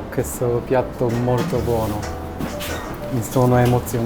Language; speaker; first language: Italian; non-native, learner; Japanese